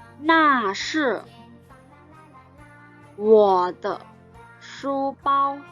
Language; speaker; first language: Chinese; non-native, fluent; Thai